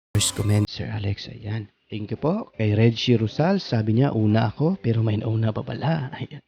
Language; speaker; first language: Filipino; non-native, local second language; Cebuano